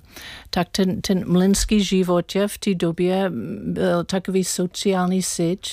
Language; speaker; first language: Czech; non-native, learner; English